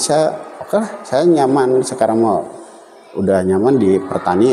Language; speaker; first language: Indonesian; native; Indonesian